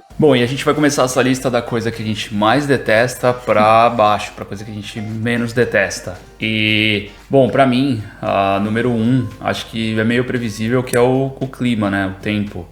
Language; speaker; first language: Portuguese; native; Portuguese